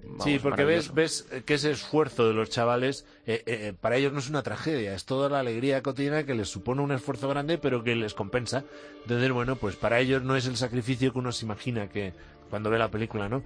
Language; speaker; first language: Spanish; native; Spanish